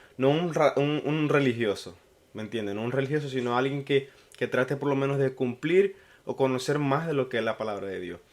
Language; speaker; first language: Spanish; native; Spanish